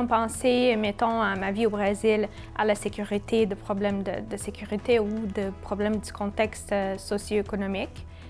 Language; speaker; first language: French; non-native, fluent; Portuguese